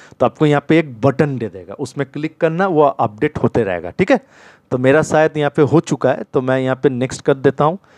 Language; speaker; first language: Hindi; non-native, local second language; Bangla